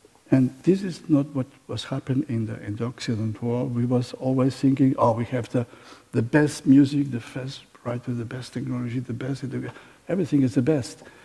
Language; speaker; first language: English; non-native, fluent; Catalan